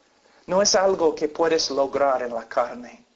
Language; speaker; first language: Spanish; non-native, fluent; English